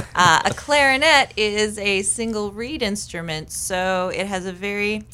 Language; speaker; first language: English; native; English